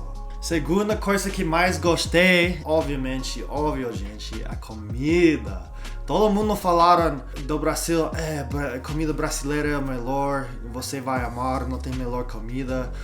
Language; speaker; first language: Portuguese; non-native, learner; English